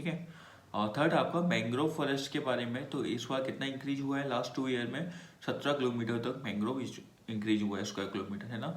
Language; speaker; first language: Hindi; native; Hindi